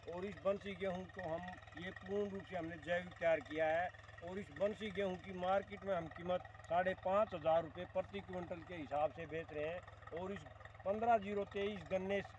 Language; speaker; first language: Hindi; native; Hindi